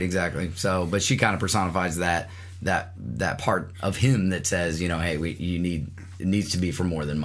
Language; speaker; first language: English; native; English